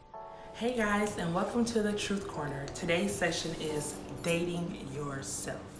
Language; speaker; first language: English; native; English